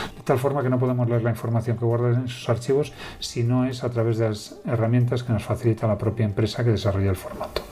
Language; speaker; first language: Spanish; native; Spanish